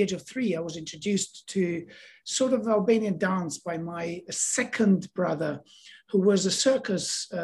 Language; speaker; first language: English; non-native, fluent; Albanian